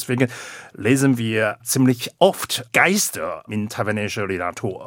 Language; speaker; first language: German; non-native, fluent; Chinese